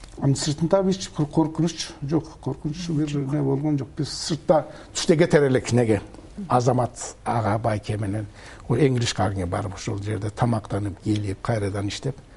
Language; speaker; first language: Kyrgyz; early bilingual, heritage; Kyrgyz